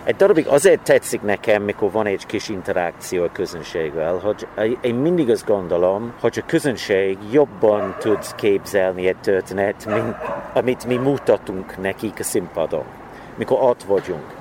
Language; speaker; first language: Hungarian; non-native, learner; English